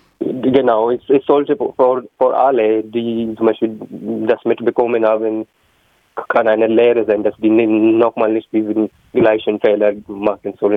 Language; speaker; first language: German; non-native, learner; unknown